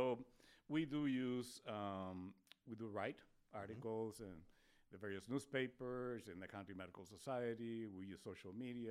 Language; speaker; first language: English; non-native, fluent; Spanish